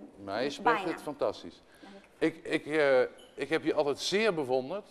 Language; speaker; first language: Dutch; native; Dutch